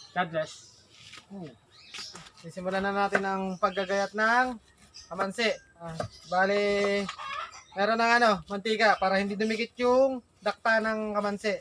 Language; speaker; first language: Filipino; native; Filipino